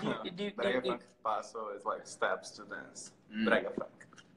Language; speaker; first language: English; non-native, fluent; Portuguese